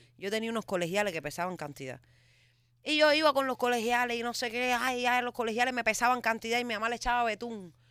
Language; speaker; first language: Spanish; native; Spanish